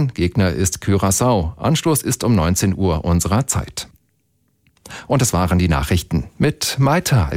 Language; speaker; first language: German; native; German